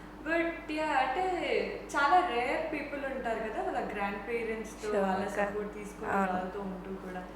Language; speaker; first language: Telugu; native; Telugu